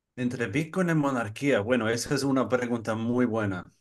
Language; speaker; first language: Spanish; non-native, learner; English